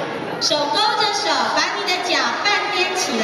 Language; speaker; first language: Chinese; native; Chinese